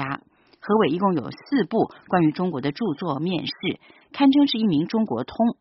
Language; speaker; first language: Chinese; native; Chinese